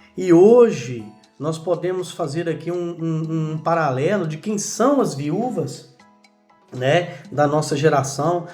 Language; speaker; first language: Portuguese; native; Portuguese